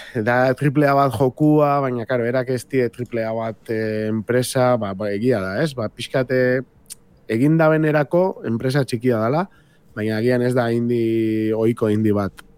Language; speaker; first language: Basque; native; Basque